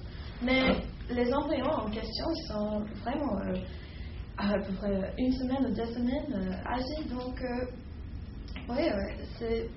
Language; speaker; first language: French; non-native, fluent; English